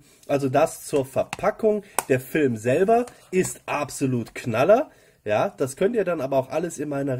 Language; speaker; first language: German; native; German